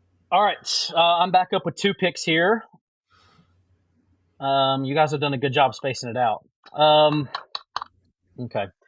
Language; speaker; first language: English; native; English